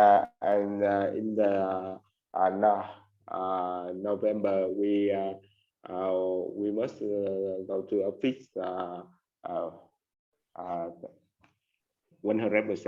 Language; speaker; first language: English; non-native, learner; Vietnamese